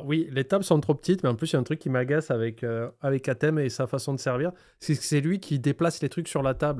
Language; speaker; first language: French; native; French